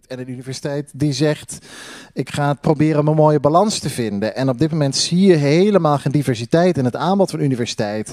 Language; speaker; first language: Dutch; native; Dutch